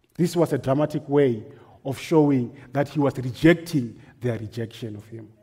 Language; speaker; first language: English; non-native, local second language; Northern Sotho